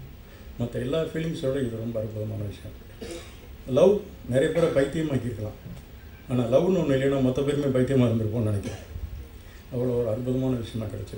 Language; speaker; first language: Tamil; native; Tamil